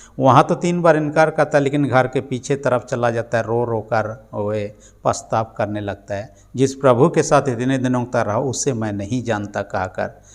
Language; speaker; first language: Hindi; native; Hindi